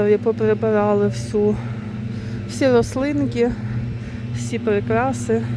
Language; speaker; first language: Ukrainian; non-native, local second language; Russian